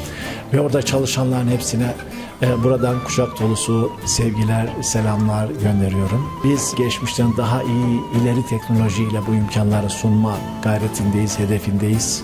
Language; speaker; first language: Turkish; native; Turkish